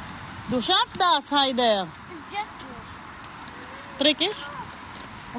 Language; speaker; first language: German; non-native, learner; Filipino